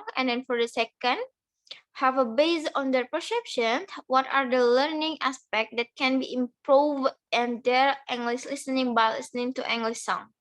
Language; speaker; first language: English; non-native, learner; Indonesian